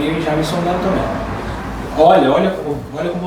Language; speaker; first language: Portuguese; native; Portuguese